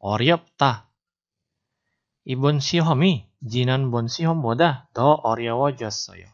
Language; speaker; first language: Korean; non-native, fluent; Indonesian